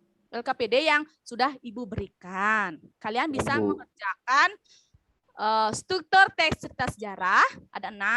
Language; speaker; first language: Indonesian; native; Indonesian